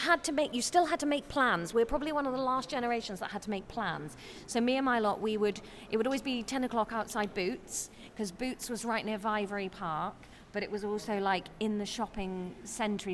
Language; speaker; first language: English; native; English